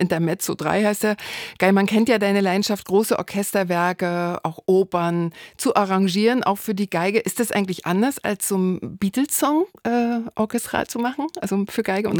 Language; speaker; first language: German; native; German